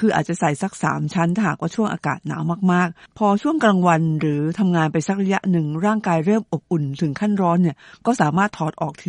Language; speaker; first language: Thai; native; Thai